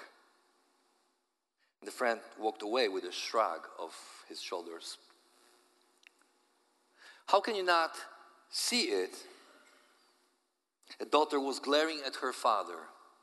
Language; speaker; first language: English; non-native, fluent; Polish